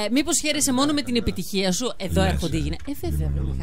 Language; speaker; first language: Greek; native; Greek